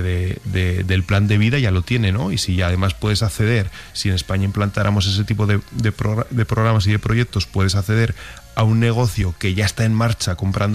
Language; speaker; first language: Spanish; native; Spanish